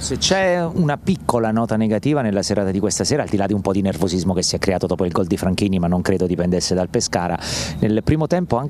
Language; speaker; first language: Italian; native; Italian